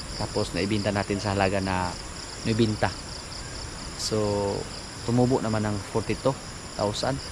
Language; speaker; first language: Filipino; non-native, local second language; Cebuano